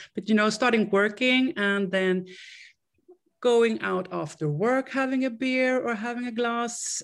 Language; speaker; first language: English; non-native, fluent; Swedish